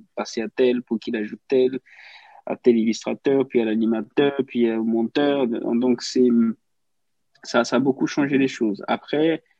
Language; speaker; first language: French; non-native, local second language; Kinyarwanda